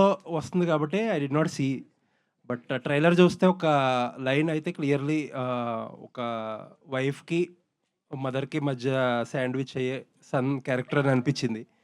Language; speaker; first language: Telugu; native; Telugu